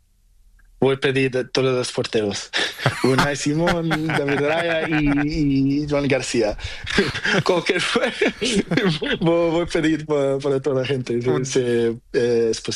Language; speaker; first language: Spanish; non-native, learner; Portuguese